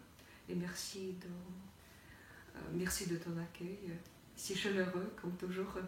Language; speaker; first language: French; non-native, fluent; Russian